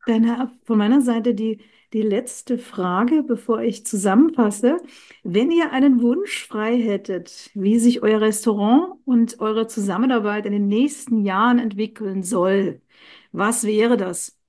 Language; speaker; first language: German; native; German